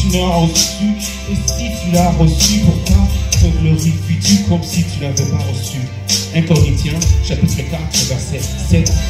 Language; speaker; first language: French; non-native, local second language; Rundi